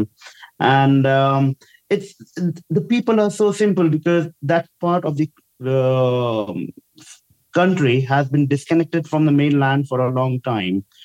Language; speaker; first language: English; non-native, local second language; Hindi